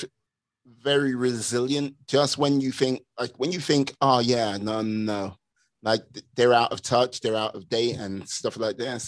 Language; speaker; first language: English; native; English